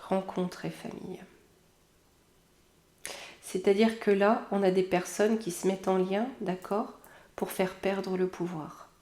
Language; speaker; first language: French; native; French